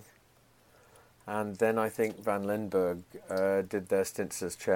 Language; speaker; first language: English; native; English